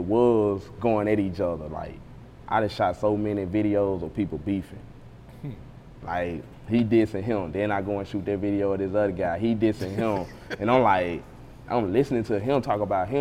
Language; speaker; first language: English; native; English